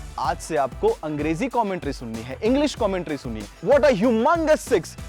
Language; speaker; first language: Hindi; non-native, local second language; Gujarati